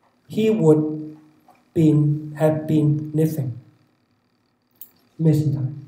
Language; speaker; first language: English; non-native, local second language; Cantonese